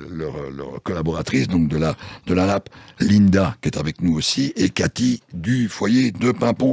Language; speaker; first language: French; native; French